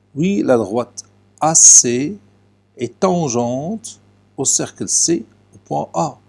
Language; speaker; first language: French; non-native, local second language; Arabic